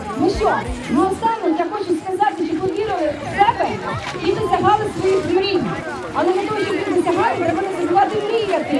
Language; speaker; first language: Ukrainian; native; Ukrainian